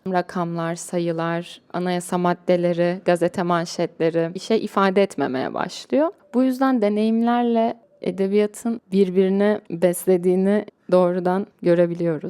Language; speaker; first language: Turkish; native; Turkish